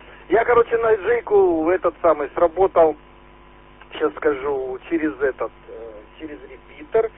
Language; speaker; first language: Russian; native; Russian